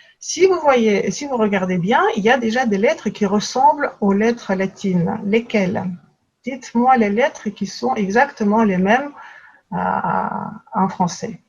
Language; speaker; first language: French; non-native, fluent; Russian